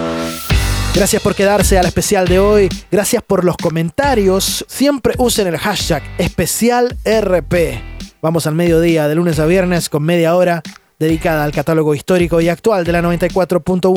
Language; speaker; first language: Spanish; native; Spanish